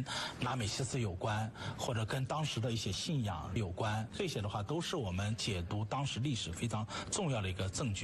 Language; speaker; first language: Chinese; native; Chinese